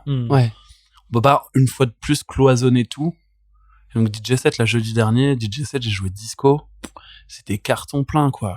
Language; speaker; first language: French; native; French